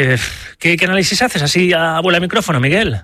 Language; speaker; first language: Spanish; native; Spanish